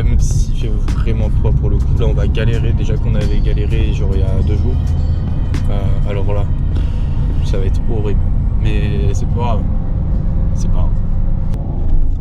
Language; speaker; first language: French; native; French